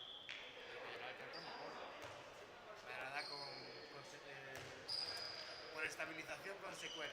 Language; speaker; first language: Spanish; native; Spanish